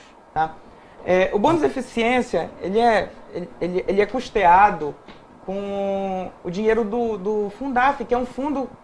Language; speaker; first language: Portuguese; native; Portuguese